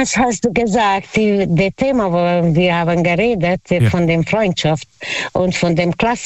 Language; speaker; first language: German; non-native, learner; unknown